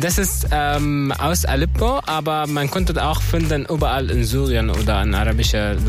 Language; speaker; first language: German; non-native, fluent; Arabic